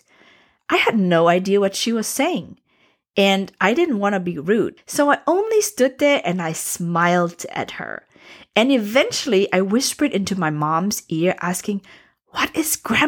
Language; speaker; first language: English; non-native, fluent; Cantonese